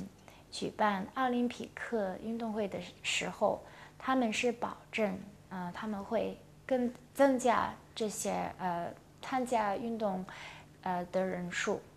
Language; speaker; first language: Chinese; non-native, local second language; Cantonese